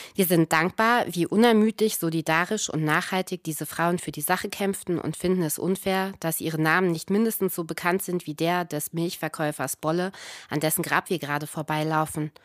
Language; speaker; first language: German; native; German